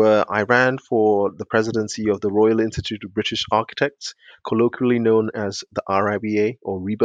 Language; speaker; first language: English; native; English